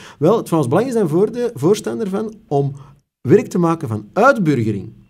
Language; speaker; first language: Dutch; native; Dutch